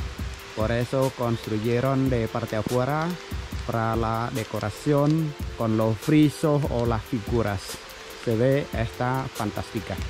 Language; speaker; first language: Spanish; non-native, learner; Khmer